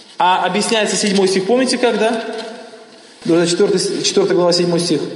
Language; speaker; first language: Russian; native; Russian